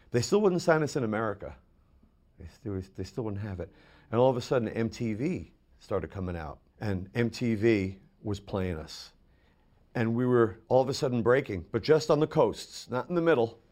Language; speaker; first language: English; native; English